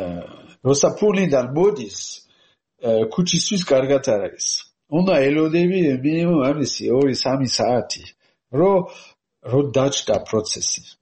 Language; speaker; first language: Georgian; non-native, learner; French